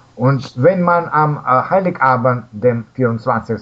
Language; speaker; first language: German; non-native, learner; Russian